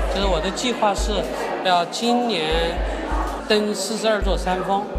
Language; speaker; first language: Chinese; native; Chinese